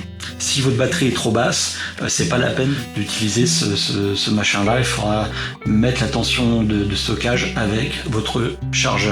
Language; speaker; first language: French; native; French